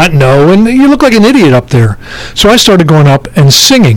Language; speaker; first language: English; native; English